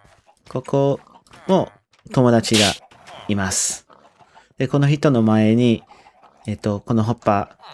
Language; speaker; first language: Japanese; non-native, learner; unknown